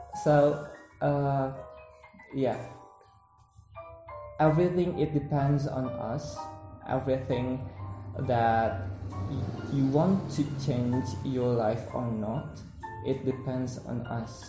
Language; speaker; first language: English; non-native, learner; Indonesian